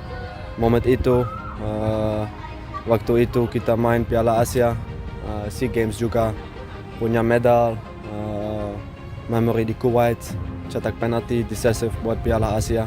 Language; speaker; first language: Indonesian; non-native, fluent; Dutch